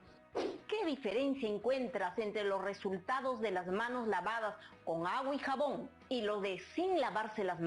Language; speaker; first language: Spanish; native; Spanish